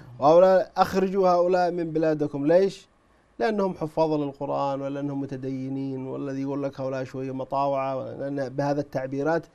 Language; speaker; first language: Arabic; native; Arabic